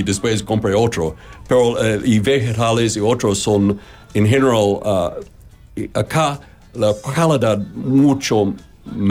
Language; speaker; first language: Spanish; non-native, learner; English